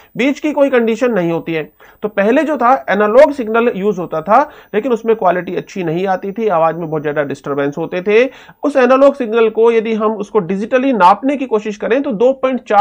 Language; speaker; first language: Hindi; native; Hindi